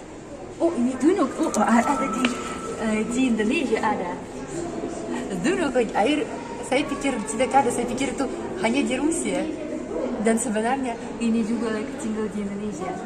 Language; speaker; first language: Indonesian; non-native, fluent; Russian